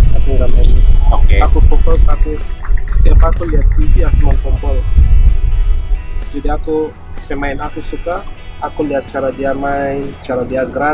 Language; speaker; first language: Indonesian; non-native, fluent; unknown